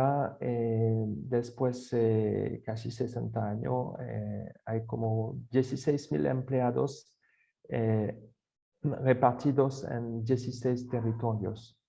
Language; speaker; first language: Spanish; non-native, fluent; French